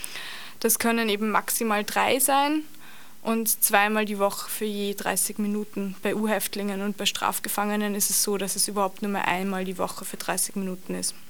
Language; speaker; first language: German; native; German